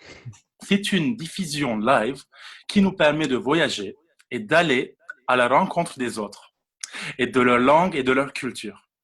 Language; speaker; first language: French; non-native, fluent; Turkish